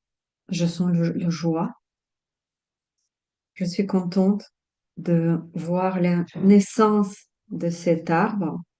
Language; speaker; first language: French; non-native, fluent; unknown